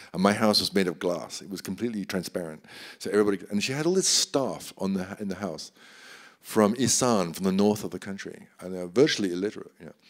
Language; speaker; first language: English; native; English